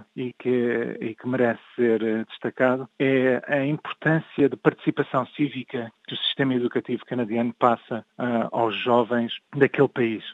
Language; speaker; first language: Portuguese; early bilingual, other home language; English